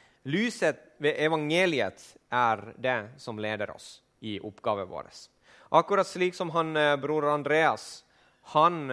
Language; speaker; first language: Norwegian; non-native, fluent; Finnish